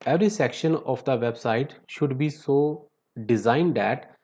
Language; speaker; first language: English; non-native, local second language; Punjabi